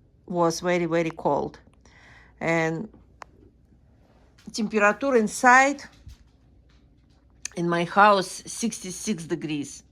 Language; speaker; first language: English; non-native, learner; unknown